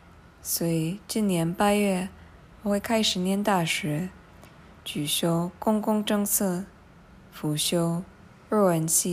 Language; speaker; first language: Chinese; non-native, fluent; English